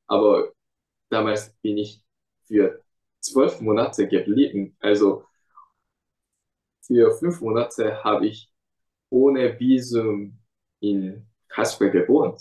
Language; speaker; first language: German; non-native, fluent; Korean